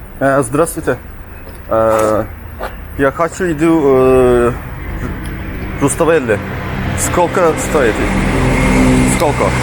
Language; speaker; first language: Russian; non-native, learner; Turkish